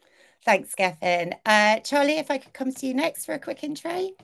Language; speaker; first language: English; native; English